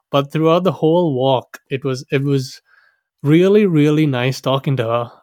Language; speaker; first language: English; non-native, local second language; Sinhala